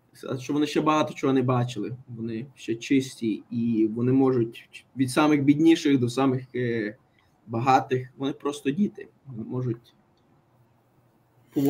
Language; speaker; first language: Ukrainian; early bilingual, heritage; Ukrainian